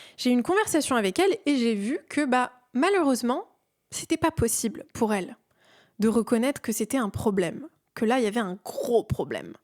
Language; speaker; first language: French; early bilingual, other home language; Persian